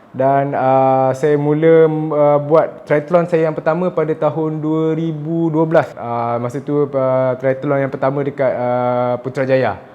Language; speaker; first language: Malay; native; Malay